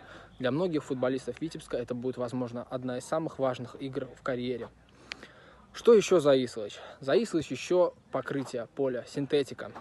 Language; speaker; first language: Russian; native; Russian